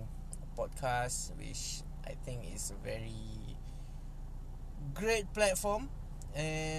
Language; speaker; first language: English; non-native, local second language; Malay